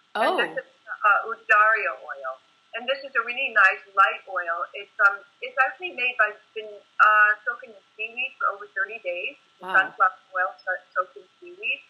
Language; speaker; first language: English; native; English